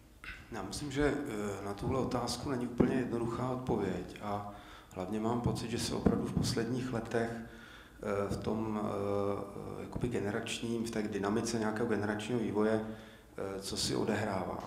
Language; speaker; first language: Czech; native; Czech